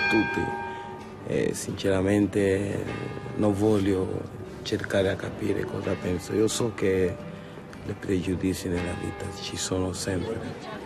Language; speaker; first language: Italian; non-native, fluent; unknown